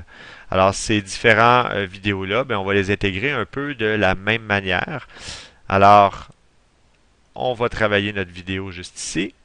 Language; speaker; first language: French; native; French